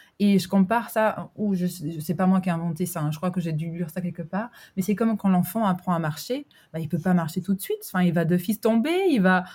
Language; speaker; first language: French; early bilingual, other home language; Albanian